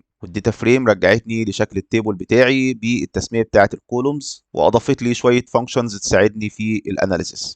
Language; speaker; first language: Arabic; native; Arabic